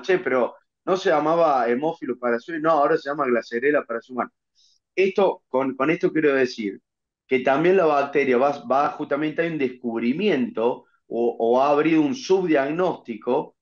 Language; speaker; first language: Spanish; native; Spanish